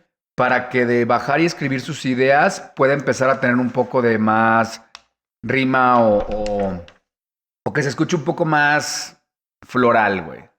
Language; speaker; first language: Spanish; native; Spanish